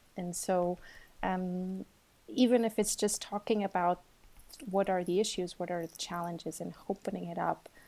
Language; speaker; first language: English; non-native, fluent; Portuguese